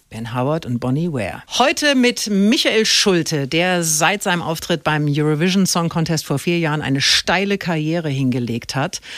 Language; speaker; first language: German; native; German